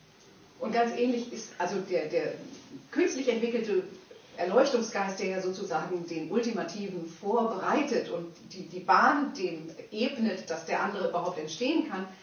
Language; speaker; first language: German; native; German